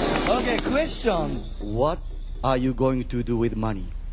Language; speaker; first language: English; non-native, fluent; Japanese